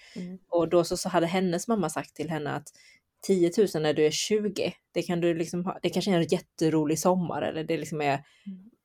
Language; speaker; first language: Swedish; early bilingual, other home language; Chinese